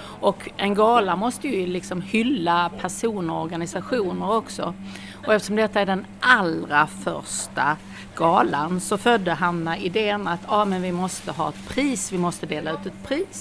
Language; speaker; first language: Swedish; native; Swedish